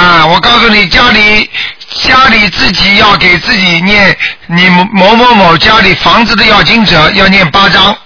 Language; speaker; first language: Chinese; native; Chinese